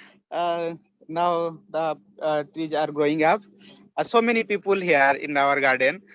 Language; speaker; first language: English; non-native, learner; Odia